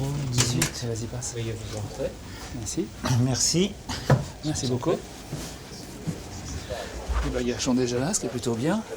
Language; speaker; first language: French; native; French